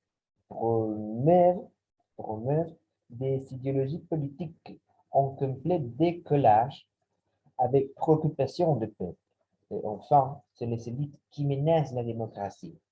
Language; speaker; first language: French; non-native, learner; Spanish